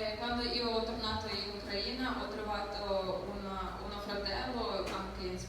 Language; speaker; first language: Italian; non-native, learner; Ukrainian